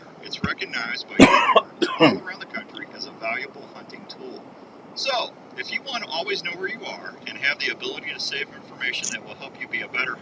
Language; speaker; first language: English; native; English